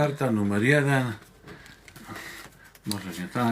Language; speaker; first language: Polish; native; Polish